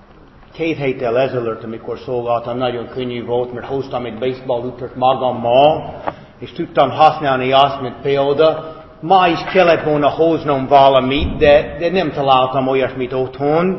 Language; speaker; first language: Hungarian; non-native, fluent; English